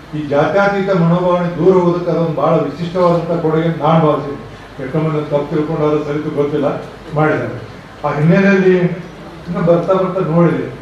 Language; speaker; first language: Kannada; native; Kannada